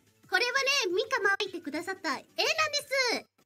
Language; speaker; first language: Japanese; non-native, learner; English